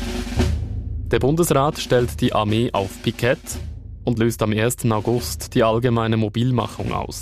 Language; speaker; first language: German; native; German